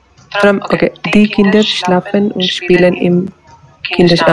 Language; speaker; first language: German; non-native, learner; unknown